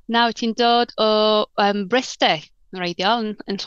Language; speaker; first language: Welsh; non-native, learner; English